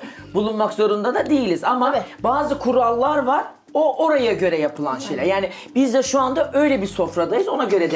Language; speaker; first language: Turkish; native; Turkish